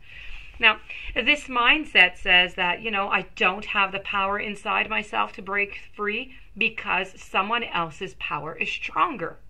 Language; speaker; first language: English; non-native, local second language; French